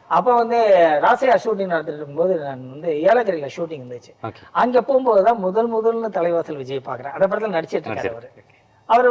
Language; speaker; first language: Tamil; native; Tamil